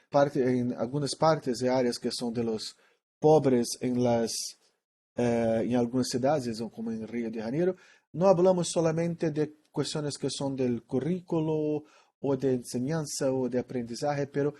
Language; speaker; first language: Spanish; non-native, learner; Portuguese